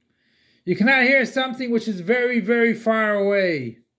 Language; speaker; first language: English; native; English